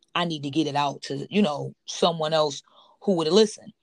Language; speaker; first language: English; native; English